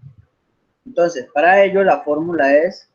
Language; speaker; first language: Spanish; native; Spanish